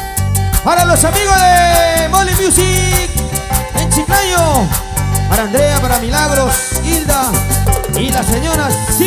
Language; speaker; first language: Spanish; native; Spanish